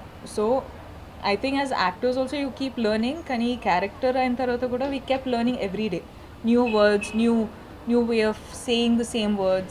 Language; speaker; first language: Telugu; non-native, local second language; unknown